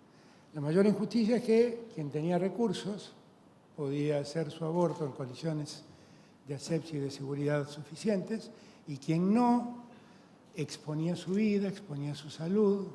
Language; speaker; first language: Spanish; native; Spanish